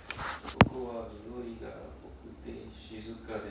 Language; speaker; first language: Japanese; non-native, learner; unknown